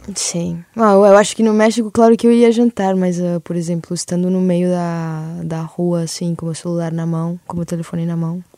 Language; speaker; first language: Portuguese; early bilingual, other home language; Spanish